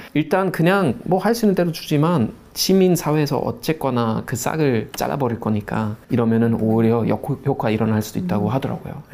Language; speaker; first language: Korean; non-native, fluent; German